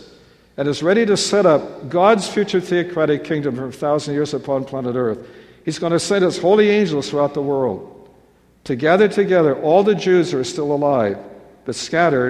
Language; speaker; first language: English; native; English